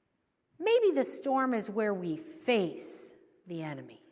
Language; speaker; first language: English; native; English